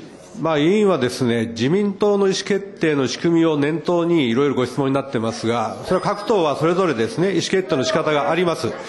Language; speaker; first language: Japanese; native; Japanese